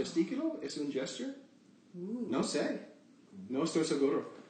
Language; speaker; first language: Spanish; non-native, learner; English